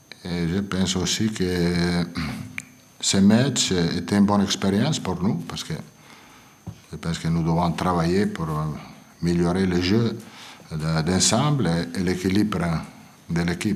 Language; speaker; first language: French; non-native, learner; Italian